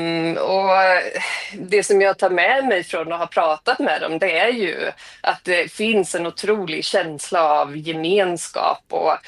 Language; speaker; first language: Swedish; native; Swedish